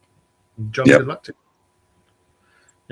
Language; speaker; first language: English; native; English